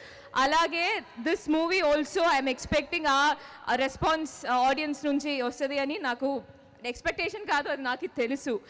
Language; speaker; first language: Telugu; non-native, fluent; Malayalam